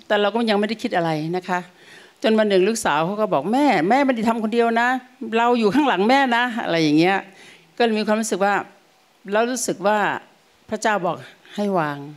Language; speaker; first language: German; non-native, learner; Thai